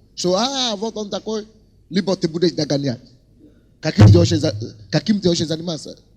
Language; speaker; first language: Russian; non-native, fluent; Yoruba